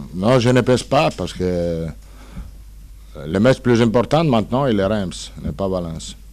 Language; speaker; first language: French; non-native, learner; Italian